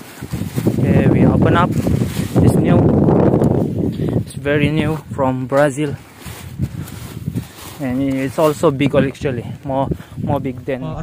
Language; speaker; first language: English; non-native, learner; Malay